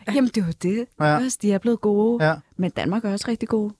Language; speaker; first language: Danish; native; Danish